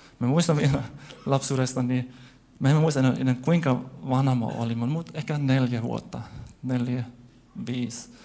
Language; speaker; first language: Finnish; non-native, fluent; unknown